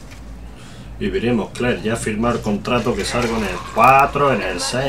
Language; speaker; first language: Spanish; native; Spanish